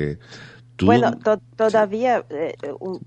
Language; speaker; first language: Spanish; non-native, fluent; Portuguese